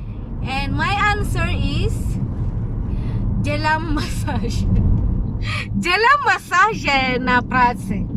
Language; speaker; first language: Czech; non-native, learner; Filipino